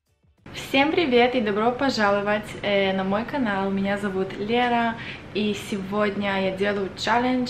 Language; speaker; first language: Russian; early bilingual, other home language; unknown